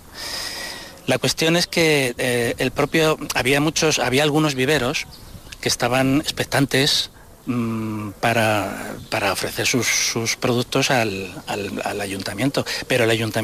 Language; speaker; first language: Spanish; native; Spanish